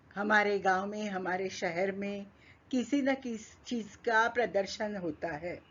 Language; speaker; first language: Hindi; non-native, local second language; Marathi